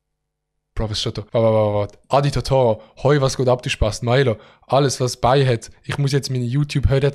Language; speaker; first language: German; native; German